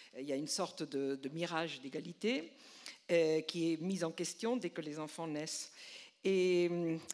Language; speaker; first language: French; non-native, fluent; Spanish